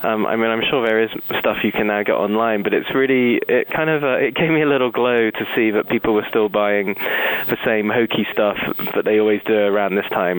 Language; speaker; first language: English; native; English